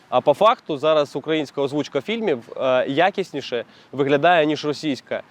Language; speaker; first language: Ukrainian; native; Ukrainian